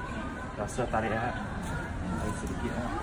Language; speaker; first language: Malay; non-native, local second language; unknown